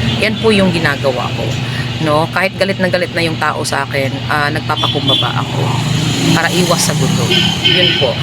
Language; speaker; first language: Filipino; non-native, local second language; Cebuano